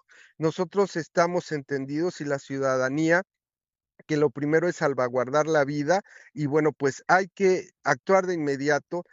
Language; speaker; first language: Spanish; native; Spanish